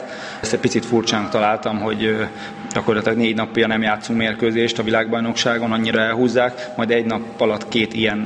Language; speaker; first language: Hungarian; native; Hungarian